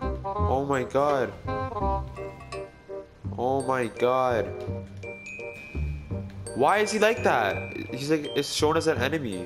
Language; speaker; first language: English; native; English